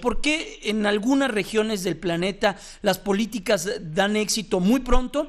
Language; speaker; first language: Spanish; native; Spanish